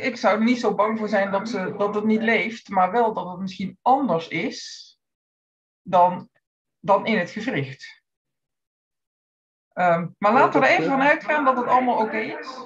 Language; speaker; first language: Dutch; native; Dutch